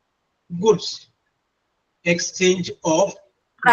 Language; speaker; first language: English; non-native, fluent; Malayalam